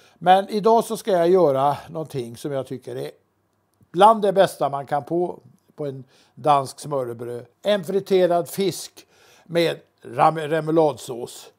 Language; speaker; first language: Swedish; native; Swedish